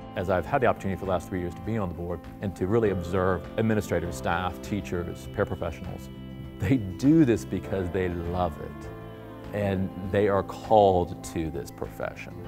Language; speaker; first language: English; native; English